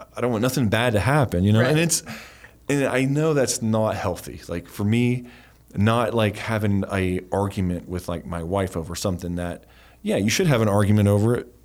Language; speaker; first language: English; native; English